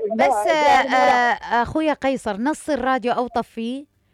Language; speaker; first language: Arabic; native; Arabic